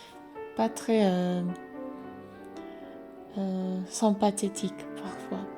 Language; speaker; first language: French; non-native, fluent; English